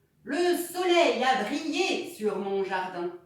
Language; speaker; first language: French; native; French